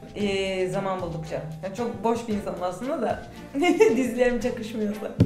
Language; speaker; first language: Turkish; native; Turkish